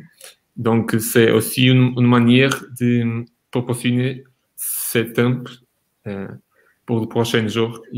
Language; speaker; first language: French; non-native, fluent; Portuguese